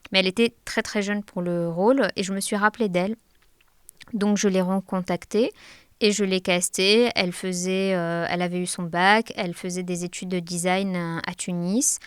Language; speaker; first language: French; non-native, local second language; Arabic